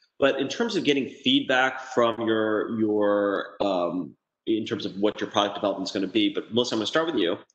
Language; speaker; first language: English; native; English